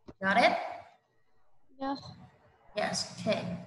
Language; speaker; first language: English; non-native, fluent; Vietnamese